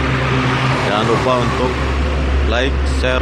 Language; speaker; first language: Indonesian; native; Indonesian